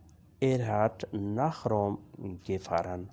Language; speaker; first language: German; non-native, learner; Urdu